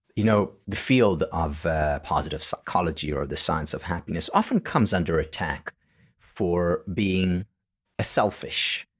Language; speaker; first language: English; non-native, fluent; Hebrew